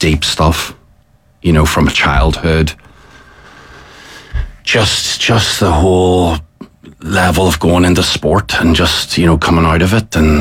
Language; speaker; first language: English; native; English